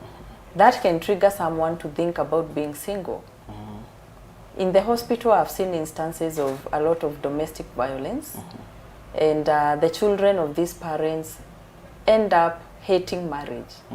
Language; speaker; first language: English; non-native, local second language; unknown